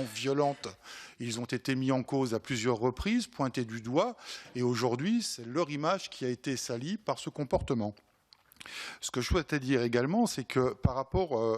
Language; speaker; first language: French; native; French